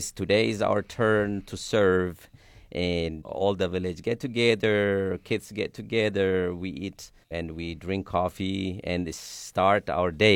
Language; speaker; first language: English; non-native, fluent; Sidamo